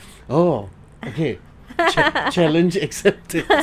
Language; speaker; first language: English; non-native, local second language; Malay